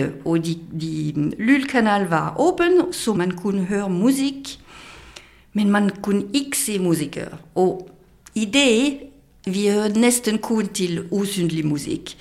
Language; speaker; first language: Danish; non-native, fluent; French